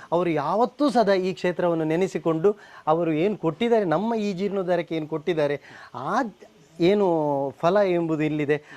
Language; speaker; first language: Kannada; native; Kannada